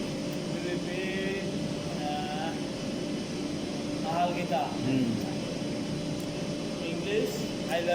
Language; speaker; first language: English; non-native, learner; Bangla